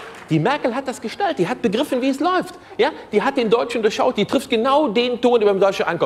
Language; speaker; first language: German; native; German